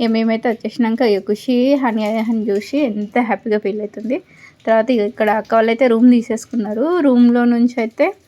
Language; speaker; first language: Telugu; non-native, local second language; Lambadi